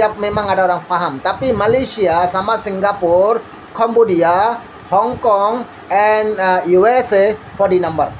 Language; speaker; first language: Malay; non-native, learner; Bangla